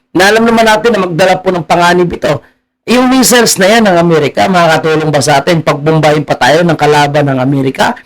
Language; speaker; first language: Filipino; native; Filipino